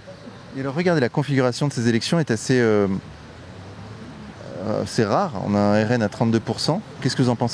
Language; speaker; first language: French; native; French